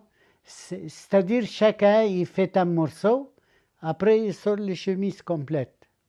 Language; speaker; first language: French; non-native, learner; Arabic